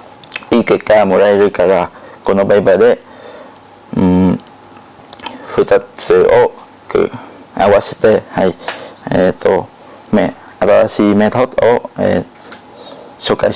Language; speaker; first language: Japanese; non-native, learner; Thai